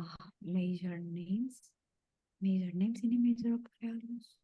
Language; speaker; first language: English; non-native, fluent; Indonesian